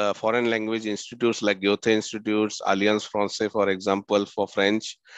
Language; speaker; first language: English; non-native, local second language; Marathi